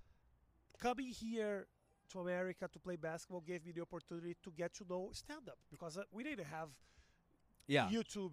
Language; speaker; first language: English; non-native, fluent; Portuguese